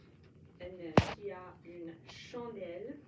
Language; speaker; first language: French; non-native, fluent; English